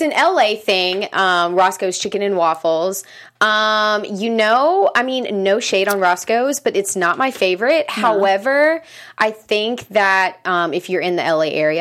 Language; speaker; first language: English; native; English